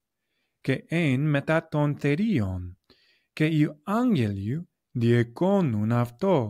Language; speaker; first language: Greek; non-native, fluent; English